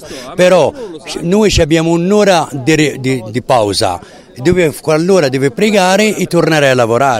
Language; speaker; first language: Italian; non-native, learner; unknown